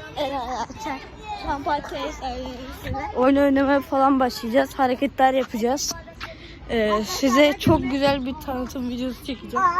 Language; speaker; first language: Turkish; native; Turkish